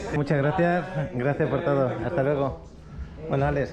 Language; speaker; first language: Spanish; native; Spanish